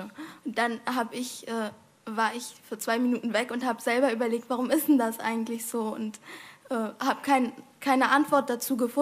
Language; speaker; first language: German; non-native, fluent; Arabic